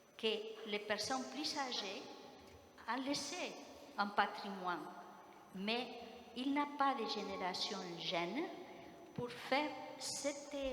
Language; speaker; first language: French; non-native, fluent; Spanish